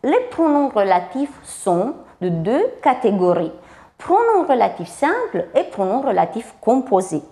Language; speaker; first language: French; non-native, fluent; Romanian